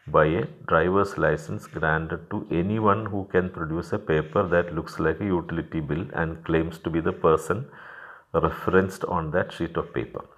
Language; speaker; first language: English; non-native, local second language; Malayalam